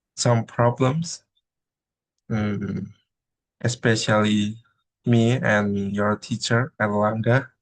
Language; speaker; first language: English; non-native, learner; Indonesian